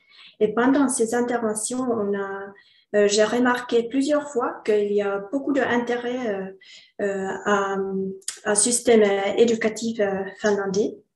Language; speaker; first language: French; non-native, learner; Finnish